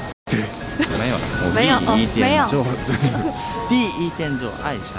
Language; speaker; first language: Chinese; non-native, fluent; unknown